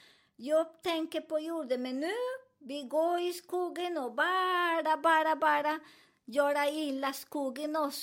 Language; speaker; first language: Swedish; non-native, learner; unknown